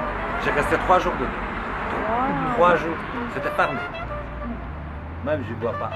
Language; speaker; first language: French; non-native, learner; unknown